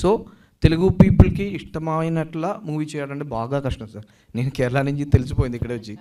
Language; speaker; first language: Telugu; non-native, learner; Malayalam